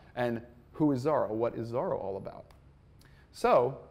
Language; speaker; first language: English; native; English